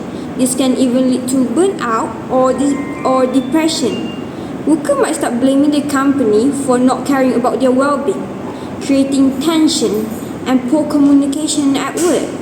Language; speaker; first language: English; non-native, learner; Malay